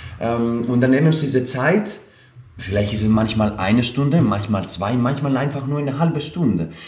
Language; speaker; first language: German; non-native, fluent; Greek